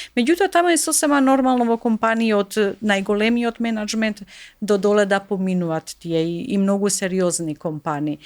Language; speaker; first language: Macedonian; non-native, local second language; Albanian